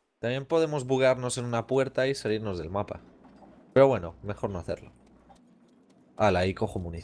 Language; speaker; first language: Spanish; native; Spanish